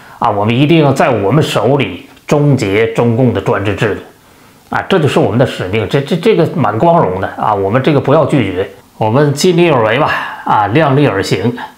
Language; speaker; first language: Chinese; native; Chinese